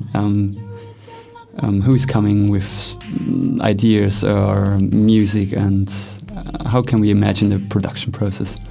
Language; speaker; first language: English; non-native, fluent; German